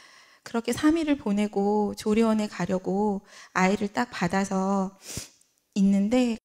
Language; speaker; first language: Korean; native; Korean